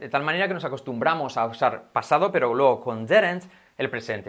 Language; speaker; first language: Spanish; native; Spanish